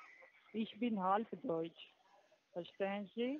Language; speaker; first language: German; non-native, learner; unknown